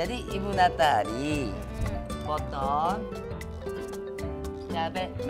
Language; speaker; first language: Indonesian; non-native, learner; Japanese